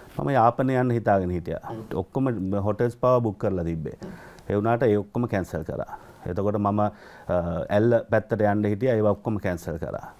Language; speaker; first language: Sinhala; native; Sinhala